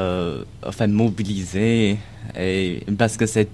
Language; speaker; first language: French; non-native, learner; Chinese